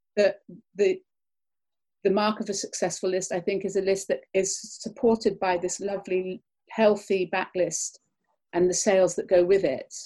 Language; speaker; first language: English; native; English